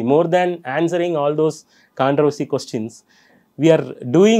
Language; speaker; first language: Telugu; non-native, fluent; Tamil